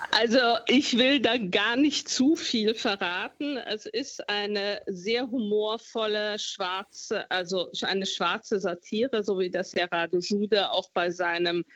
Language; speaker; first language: German; early bilingual, other home language; Romanian